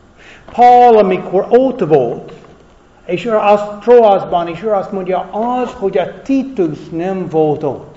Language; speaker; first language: Hungarian; non-native, fluent; English